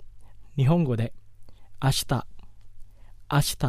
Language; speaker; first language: Japanese; non-native, fluent; Indonesian